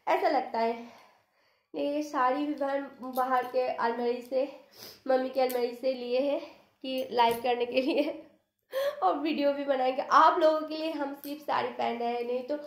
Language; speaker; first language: Hindi; non-native, local second language; Bangla